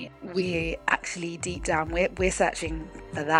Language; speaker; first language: English; native; English